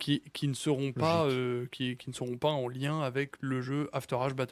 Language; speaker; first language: French; native; French